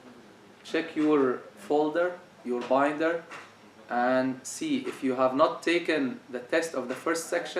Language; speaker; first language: English; non-native, fluent; Arabic